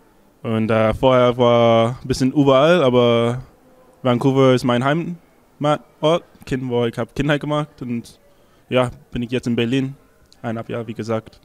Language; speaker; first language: German; non-native, learner; English